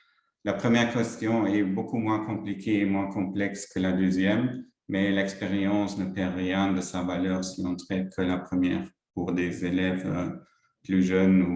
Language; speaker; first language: French; non-native, local second language; Luxembourgish